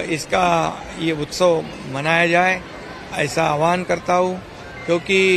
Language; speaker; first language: Hindi; non-native, local second language; Marathi